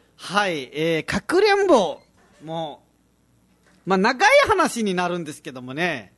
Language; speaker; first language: Japanese; non-native, fluent; Nepali